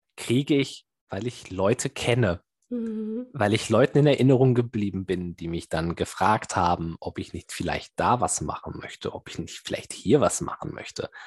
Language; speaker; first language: German; native; German